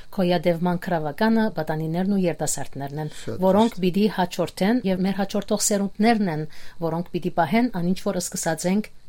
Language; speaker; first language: Armenian; native; Armenian